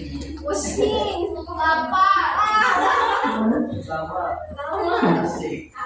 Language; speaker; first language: Indonesian; native; Indonesian